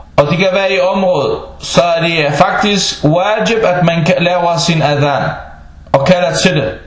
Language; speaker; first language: Danish; non-native, local second language; Arabic